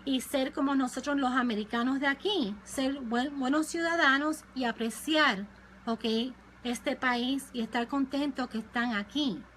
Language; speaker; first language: Spanish; early bilingual, other home language; English